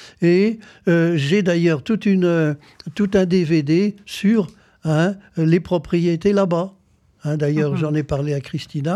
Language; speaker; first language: French; native; French